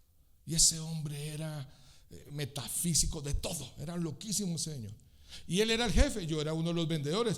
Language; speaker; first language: Spanish; native; Spanish